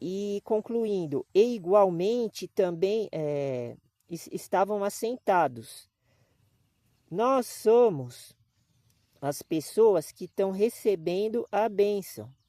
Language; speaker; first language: Portuguese; native; Portuguese